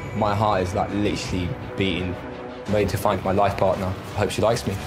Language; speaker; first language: English; non-native, fluent; Polish